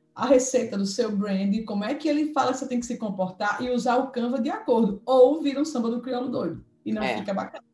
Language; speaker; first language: Portuguese; native; Portuguese